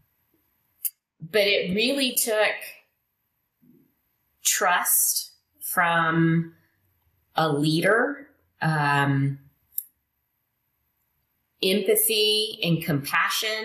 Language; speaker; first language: English; non-native, fluent; Indonesian